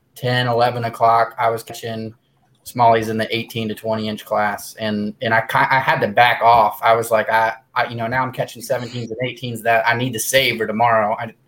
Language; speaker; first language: English; native; English